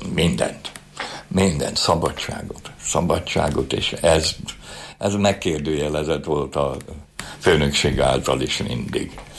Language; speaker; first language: Hungarian; native; Hungarian